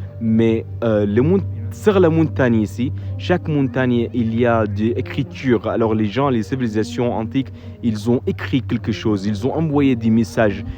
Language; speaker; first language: French; non-native, fluent; Arabic